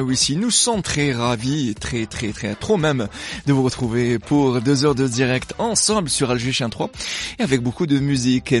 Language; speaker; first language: French; non-native, local second language; Arabic